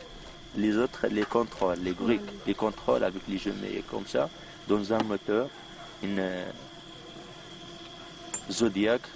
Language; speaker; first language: French; non-native, learner; Arabic